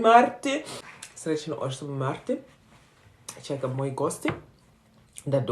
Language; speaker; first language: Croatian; non-native, fluent; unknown